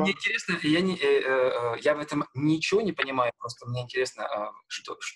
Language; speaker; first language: Russian; native; Russian